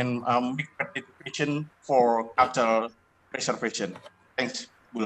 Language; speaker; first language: English; non-native, learner; Indonesian